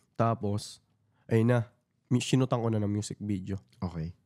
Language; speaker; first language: Filipino; native; Filipino